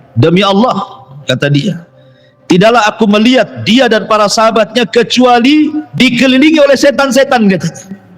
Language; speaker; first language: Malay; native; Malay